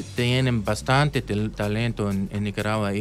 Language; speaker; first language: Spanish; early bilingual, heritage; English